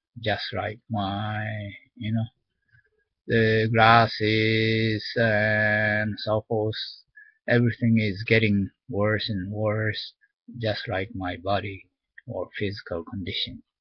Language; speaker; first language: English; non-native, learner; Japanese